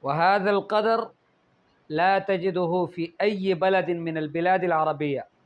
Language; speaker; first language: Arabic; non-native, fluent; Urdu